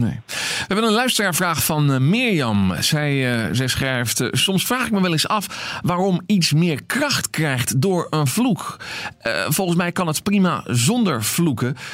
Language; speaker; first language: Dutch; native; Dutch